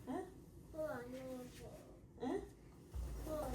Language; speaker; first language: Finnish; early bilingual, other home language; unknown